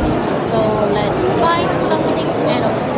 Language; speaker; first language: English; non-native, fluent; Korean